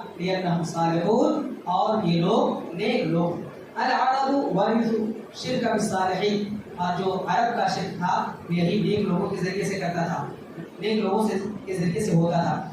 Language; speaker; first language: Urdu; native; Urdu